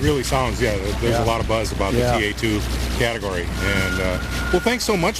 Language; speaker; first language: English; native; English